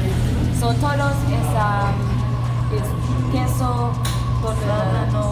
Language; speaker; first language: Spanish; non-native, learner; English